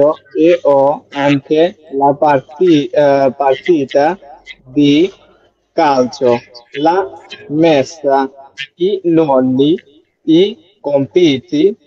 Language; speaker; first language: Italian; non-native, learner; Bangla